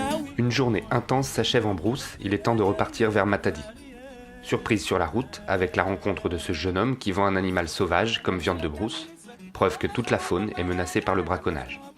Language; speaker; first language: French; native; French